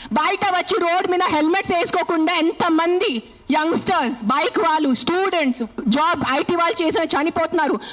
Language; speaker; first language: Telugu; non-native, fluent; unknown